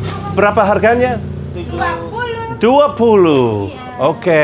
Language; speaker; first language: Indonesian; non-native, learner; English